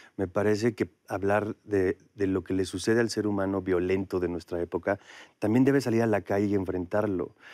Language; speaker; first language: Spanish; native; Spanish